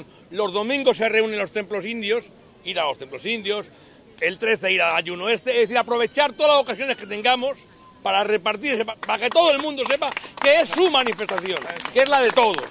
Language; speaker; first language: Spanish; native; Spanish